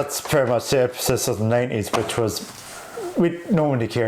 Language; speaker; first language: English; native; English